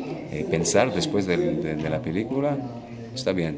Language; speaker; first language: Spanish; non-native, learner; Hebrew